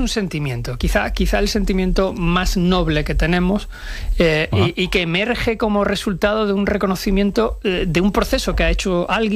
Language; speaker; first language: Spanish; native; Spanish